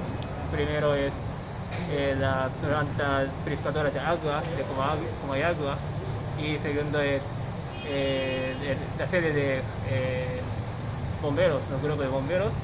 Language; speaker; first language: Spanish; non-native, fluent; Japanese